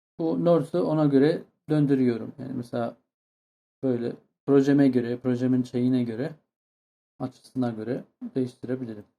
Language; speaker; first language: Turkish; non-native, fluent; Arabic